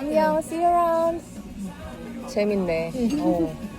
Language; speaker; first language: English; non-native, learner; Korean